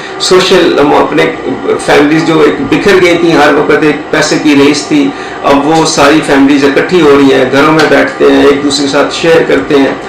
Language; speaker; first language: Urdu; non-native, local second language; Punjabi